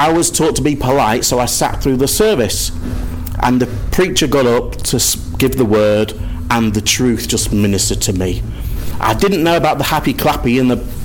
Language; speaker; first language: English; native; English